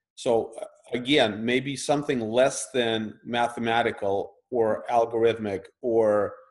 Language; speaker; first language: English; early bilingual, other home language; Russian